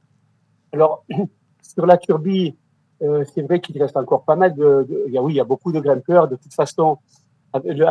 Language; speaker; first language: French; native; French